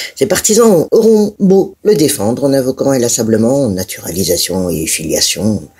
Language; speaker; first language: French; non-native, local second language; Malagasy